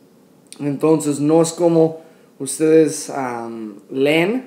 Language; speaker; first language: Spanish; non-native, fluent; English